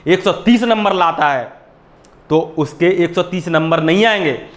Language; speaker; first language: Hindi; native; Hindi